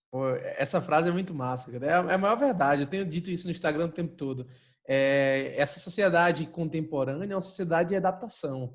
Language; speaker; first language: Portuguese; native; Portuguese